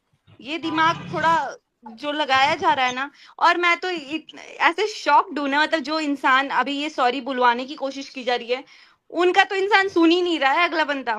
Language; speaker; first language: Hindi; native; Hindi